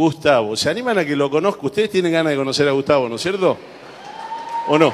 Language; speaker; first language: Spanish; native; Spanish